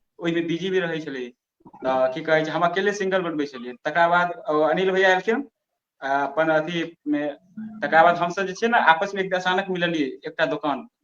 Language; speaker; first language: Maithili; non-native, local second language; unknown